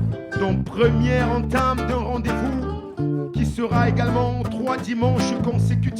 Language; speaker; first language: French; native; French